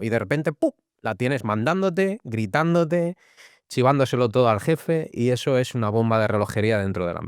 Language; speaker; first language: Spanish; native; Spanish